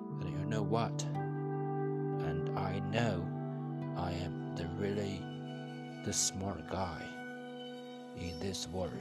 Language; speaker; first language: English; non-native, learner; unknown